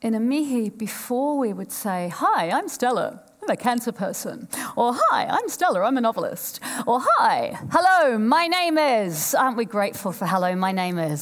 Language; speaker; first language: English; native; English